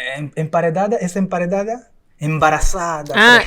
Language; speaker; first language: Spanish; non-native, learner; Portuguese